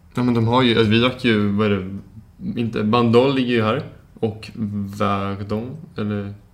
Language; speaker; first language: Swedish; native; Swedish